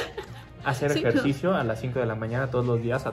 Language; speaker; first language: Spanish; native; Spanish